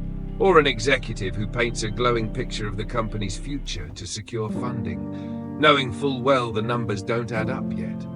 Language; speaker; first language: English; native; English